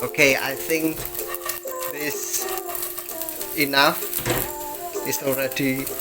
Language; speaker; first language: English; non-native, learner; Indonesian